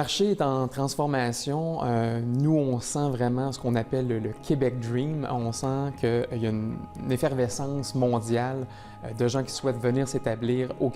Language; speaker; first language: French; native; French